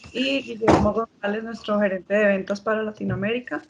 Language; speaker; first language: Spanish; native; Spanish